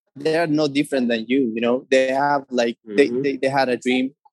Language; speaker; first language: English; non-native, fluent; Spanish